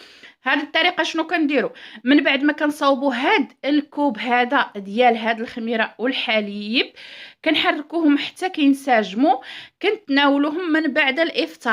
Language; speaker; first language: Arabic; native; Arabic